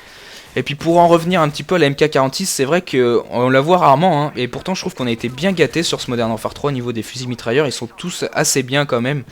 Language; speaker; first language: French; native; French